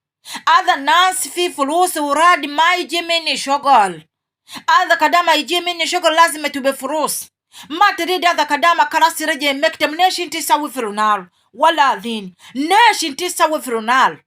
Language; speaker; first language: Arabic; non-native, learner; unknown